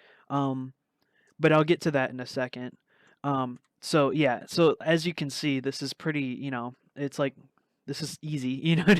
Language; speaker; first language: English; native; English